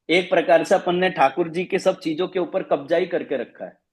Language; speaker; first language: Hindi; non-native, local second language; Gujarati